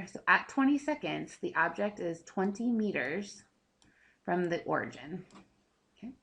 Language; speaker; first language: English; native; English